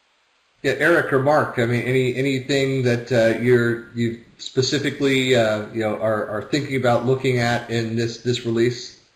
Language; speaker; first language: English; native; English